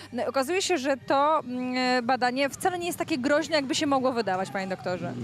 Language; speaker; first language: Polish; native; Polish